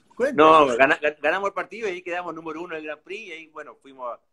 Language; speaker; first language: Spanish; native; Spanish